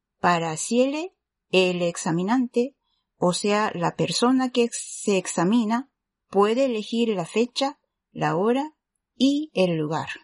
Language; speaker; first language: Spanish; non-native, fluent; Japanese